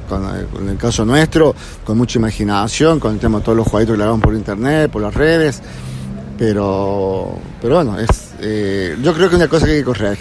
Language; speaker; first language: Spanish; native; Spanish